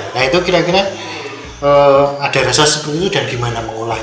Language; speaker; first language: Indonesian; non-native, local second language; Javanese